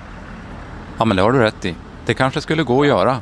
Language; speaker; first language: Swedish; native; Swedish